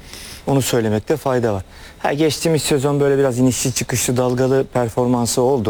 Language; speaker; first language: Turkish; native; Turkish